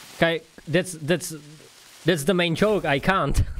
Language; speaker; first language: English; non-native, learner; Czech